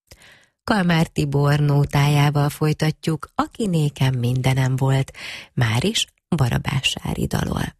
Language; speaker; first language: Hungarian; native; Hungarian